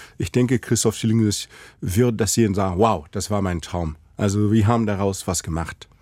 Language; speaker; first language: German; non-native, fluent; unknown